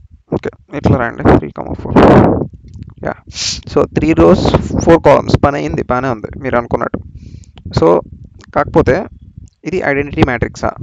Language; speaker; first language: Telugu; native; Telugu